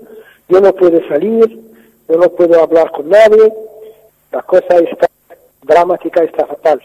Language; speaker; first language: Spanish; non-native, fluent; Arabic